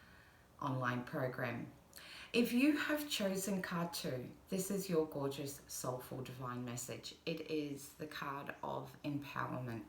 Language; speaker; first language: English; native; English